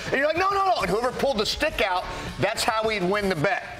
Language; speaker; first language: English; native; English